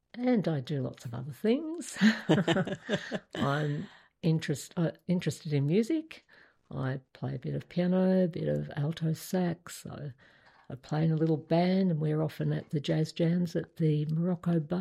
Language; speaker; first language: English; native; English